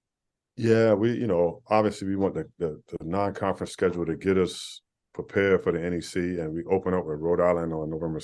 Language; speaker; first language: English; native; English